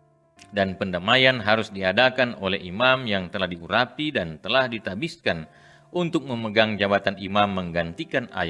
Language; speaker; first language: Indonesian; native; Indonesian